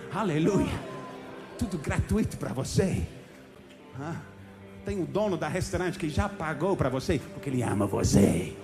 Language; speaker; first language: Portuguese; non-native, fluent; English